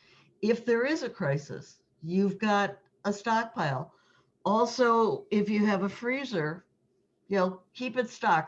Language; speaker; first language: English; native; English